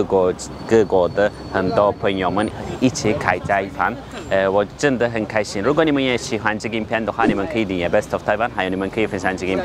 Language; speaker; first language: Chinese; non-native, fluent; Turkish